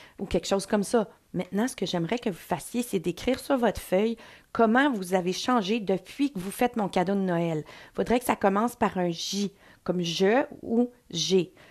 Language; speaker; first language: French; native; French